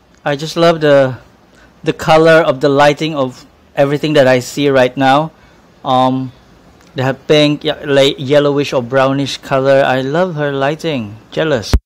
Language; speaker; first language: English; non-native, local second language; Malay